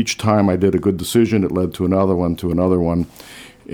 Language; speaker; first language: English; native; English